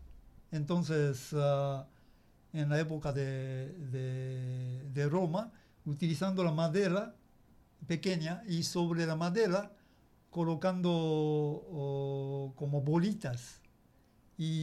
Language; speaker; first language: Spanish; non-native, learner; Japanese